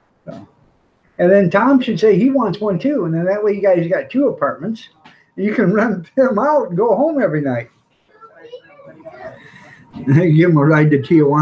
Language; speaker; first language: English; native; English